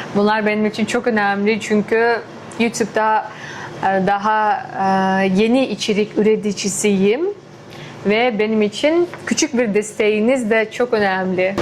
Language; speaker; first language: Turkish; non-native, fluent; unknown